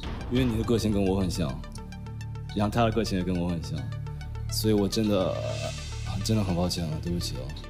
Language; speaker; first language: Chinese; early bilingual, heritage; Chinese